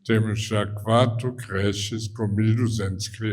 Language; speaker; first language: Portuguese; non-native, fluent; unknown